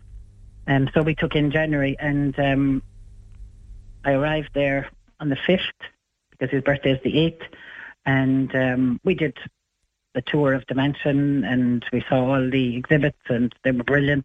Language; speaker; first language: English; native; English